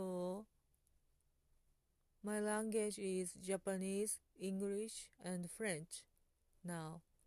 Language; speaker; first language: English; non-native, learner; Japanese